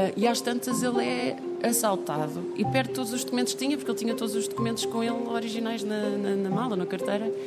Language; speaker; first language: Portuguese; native; Portuguese